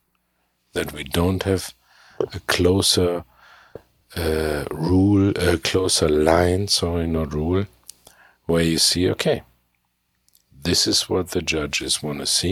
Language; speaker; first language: English; non-native, fluent; German